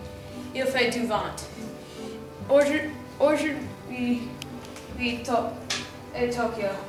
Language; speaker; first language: French; non-native, learner; English